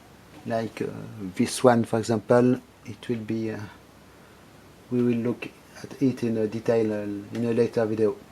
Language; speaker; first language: English; non-native, fluent; French